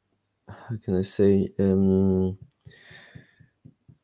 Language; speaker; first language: English; non-native, learner; French